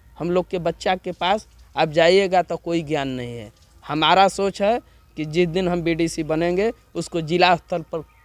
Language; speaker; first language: Hindi; non-native, local second language; Bhojpuri